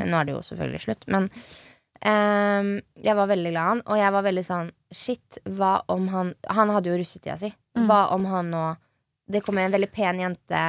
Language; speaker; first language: Norwegian; early bilingual, other home language; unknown